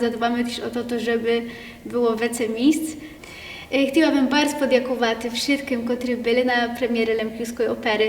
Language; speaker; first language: Polish; non-native, local second language; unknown